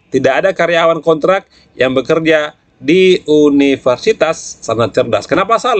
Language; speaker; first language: Indonesian; native; Indonesian